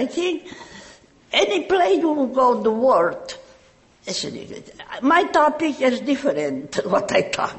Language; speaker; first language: English; non-native, learner; Catalan